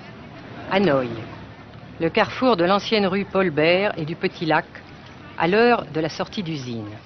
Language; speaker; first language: French; native; French